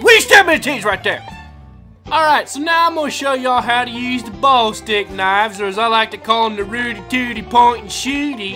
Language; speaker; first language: English; native; English